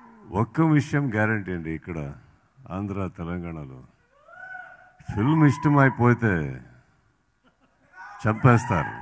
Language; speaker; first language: Telugu; non-native, learner; Kannada